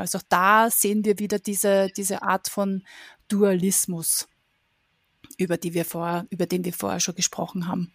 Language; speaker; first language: German; native; German